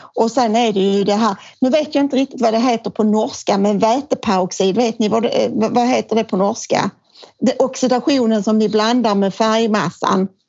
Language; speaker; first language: Swedish; native; Swedish